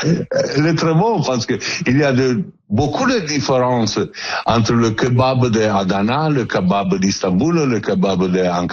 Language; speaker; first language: French; non-native, learner; Italian